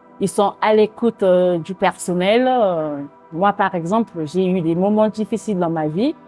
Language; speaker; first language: French; non-native, local second language; Lingala